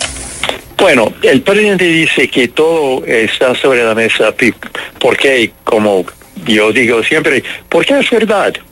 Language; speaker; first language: Spanish; non-native, fluent; English